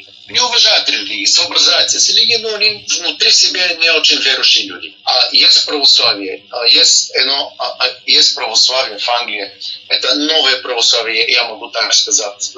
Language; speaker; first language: Russian; non-native, learner; Bulgarian